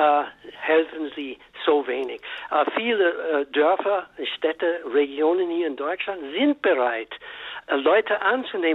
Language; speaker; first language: German; non-native, fluent; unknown